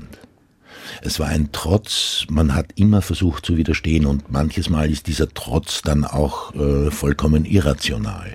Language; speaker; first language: German; non-native, local second language; Croatian